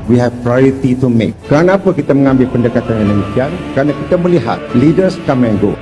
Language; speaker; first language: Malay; native; Malay